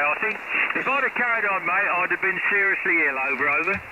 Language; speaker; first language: English; native; English